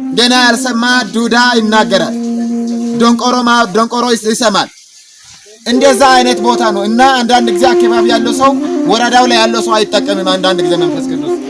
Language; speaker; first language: Amharic; native; Amharic